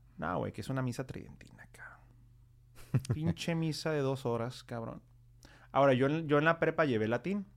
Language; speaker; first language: Spanish; native; Spanish